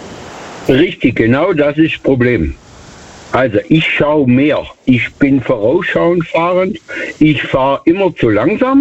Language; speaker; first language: German; native; German